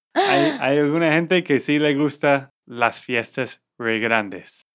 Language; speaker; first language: Spanish; non-native, fluent; English